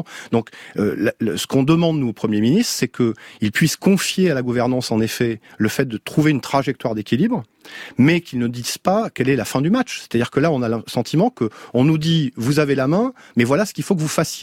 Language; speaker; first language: French; native; French